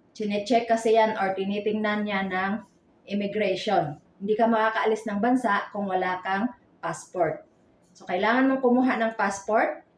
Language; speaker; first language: Filipino; non-native, local second language; Cebuano